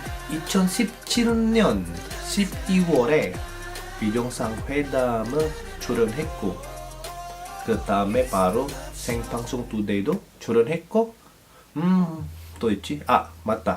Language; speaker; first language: Korean; non-native, fluent; Indonesian